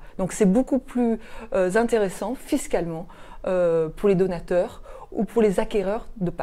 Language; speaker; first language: French; native; French